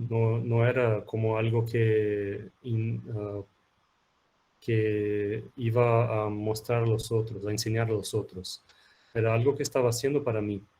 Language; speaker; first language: Spanish; non-native, fluent; Portuguese